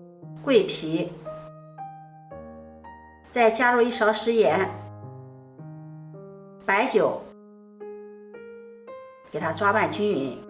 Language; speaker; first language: Chinese; native; Chinese